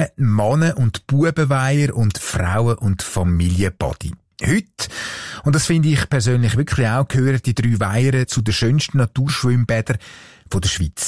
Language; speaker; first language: German; native; German